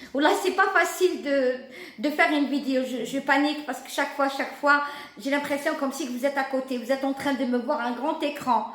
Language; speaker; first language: French; non-native, local second language; Arabic